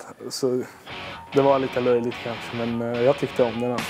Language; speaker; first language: Swedish; non-native, fluent; Hungarian